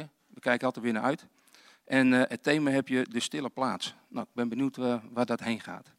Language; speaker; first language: Dutch; native; Dutch